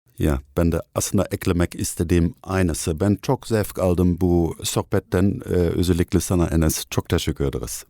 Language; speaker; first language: Turkish; non-native, fluent; German